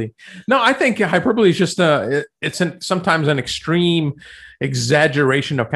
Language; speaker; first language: English; native; English